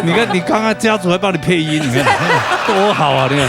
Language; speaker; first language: Chinese; native; Chinese